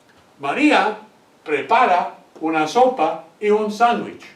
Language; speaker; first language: Spanish; non-native, fluent; English